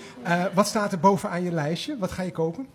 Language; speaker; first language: Dutch; native; Dutch